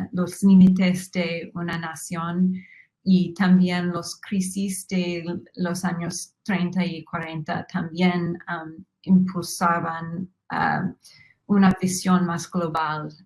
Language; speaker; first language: Spanish; non-native, fluent; English